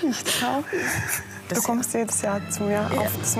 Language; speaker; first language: German; early bilingual, other home language; Croatian